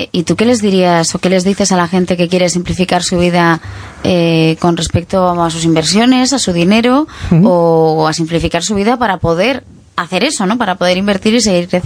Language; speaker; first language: Spanish; native; Spanish